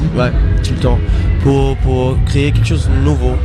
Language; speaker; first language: French; non-native, fluent; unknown